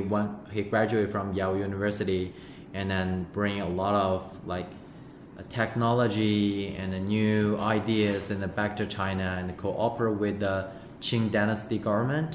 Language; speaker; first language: English; non-native, fluent; Chinese